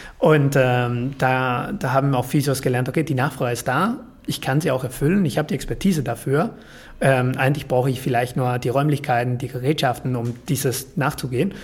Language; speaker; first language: German; non-native, fluent; Spanish